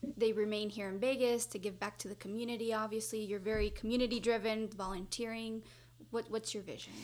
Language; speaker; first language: English; non-native, fluent; Spanish